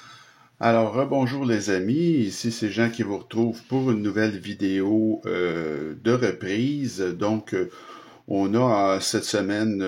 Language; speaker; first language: French; native; French